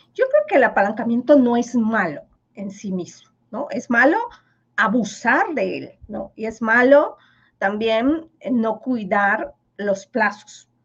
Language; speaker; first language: Spanish; non-native, local second language; Yucateco